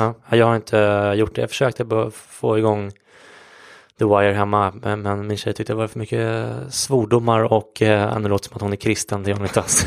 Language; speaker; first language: Swedish; native; Swedish